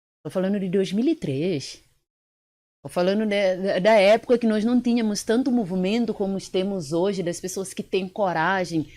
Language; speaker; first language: Portuguese; early bilingual, other home language; Upper Guinea Crioulo